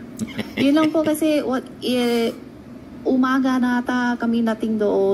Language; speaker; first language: Filipino; non-native, learner; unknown